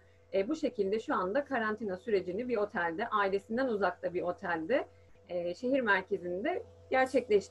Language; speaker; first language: Turkish; native; Turkish